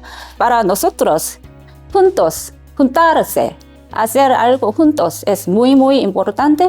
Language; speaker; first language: Spanish; non-native, learner; Korean